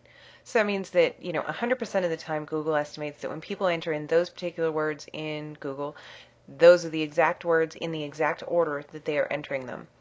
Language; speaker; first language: English; native; English